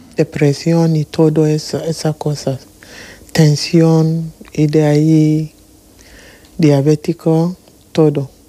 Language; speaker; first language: Spanish; non-native, learner; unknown